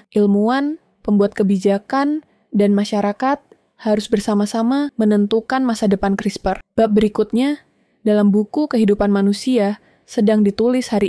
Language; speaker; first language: Indonesian; native; Indonesian